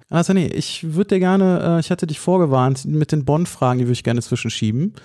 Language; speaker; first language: German; native; German